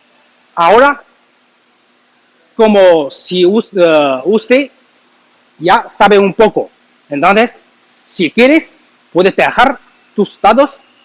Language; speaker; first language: Spanish; non-native, learner; Chinese